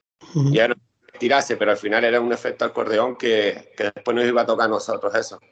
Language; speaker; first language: Spanish; native; Spanish